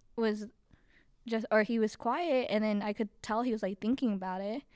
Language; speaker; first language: English; early bilingual, other home language; Chinese